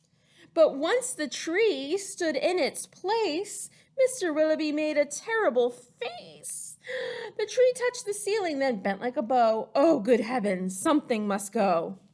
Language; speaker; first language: English; native; English